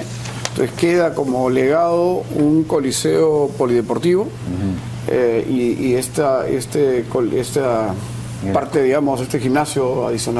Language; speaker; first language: Spanish; native; Spanish